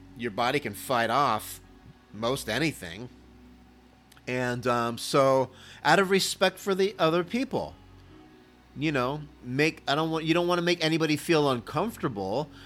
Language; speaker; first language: English; native; English